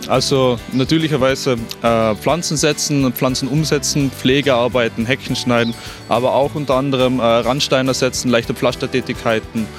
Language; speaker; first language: German; native; German